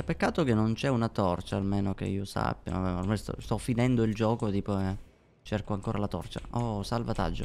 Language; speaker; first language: Italian; native; Italian